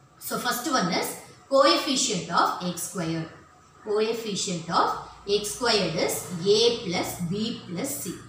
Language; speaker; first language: English; non-native, local second language; Tamil